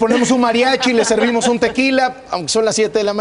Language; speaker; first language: Spanish; native; Spanish